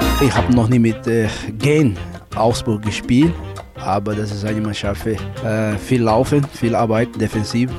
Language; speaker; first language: German; non-native, learner; Portuguese